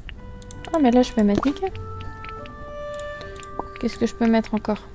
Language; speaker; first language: French; native; French